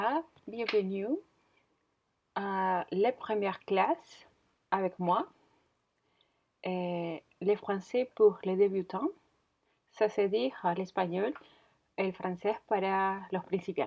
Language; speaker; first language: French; non-native, learner; Spanish